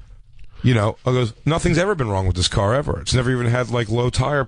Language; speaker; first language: English; native; English